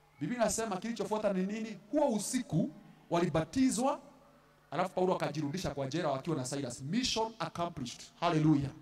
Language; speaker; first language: Swahili; non-native, local second language; Kikuyu